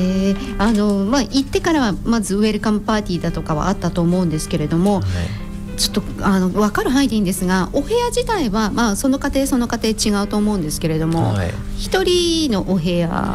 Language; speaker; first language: Japanese; native; Japanese